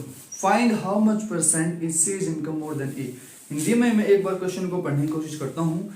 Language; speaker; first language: Hindi; native; Hindi